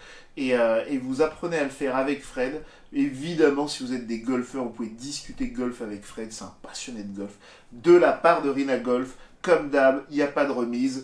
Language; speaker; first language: French; native; French